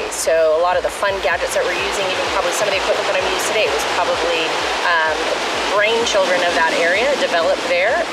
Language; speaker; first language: English; native; English